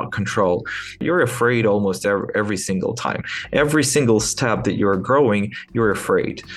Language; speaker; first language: English; non-native, fluent; Ukrainian